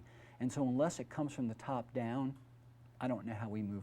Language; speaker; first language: English; native; English